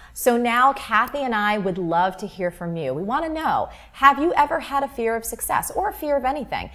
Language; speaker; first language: English; native; English